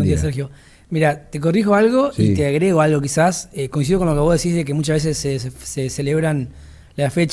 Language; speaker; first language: Spanish; native; Spanish